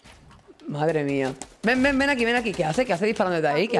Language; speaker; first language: Spanish; native; Spanish